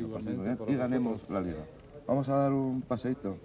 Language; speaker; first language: Spanish; native; Spanish